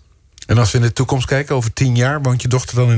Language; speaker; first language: Dutch; native; Dutch